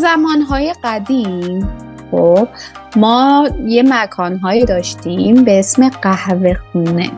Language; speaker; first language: Persian; native; Persian